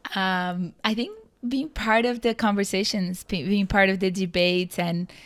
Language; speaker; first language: English; non-native, fluent; Portuguese